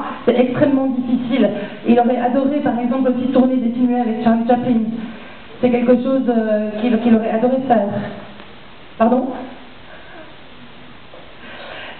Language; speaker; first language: French; native; French